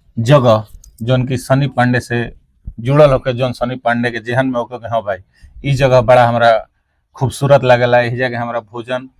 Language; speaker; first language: Bhojpuri; native; Bhojpuri